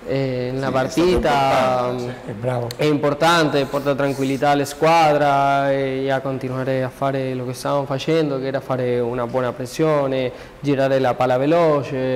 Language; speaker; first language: Italian; non-native, learner; Spanish